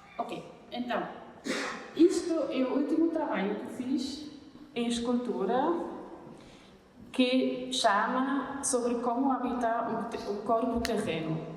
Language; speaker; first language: Portuguese; non-native, fluent; German